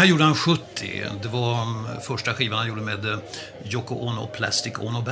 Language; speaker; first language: Swedish; native; Swedish